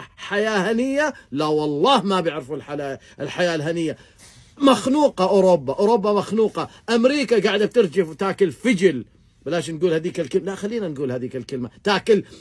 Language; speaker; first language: Arabic; native; Arabic